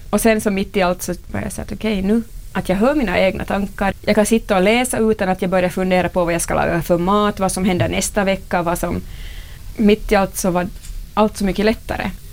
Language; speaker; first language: Swedish; native; Swedish